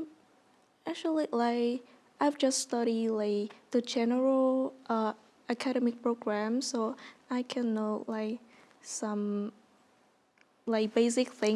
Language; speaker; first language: English; non-native, learner; Vietnamese